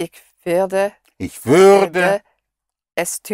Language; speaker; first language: German; non-native, learner; English